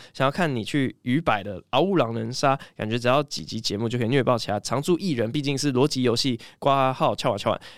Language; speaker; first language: Chinese; early bilingual, other home language; English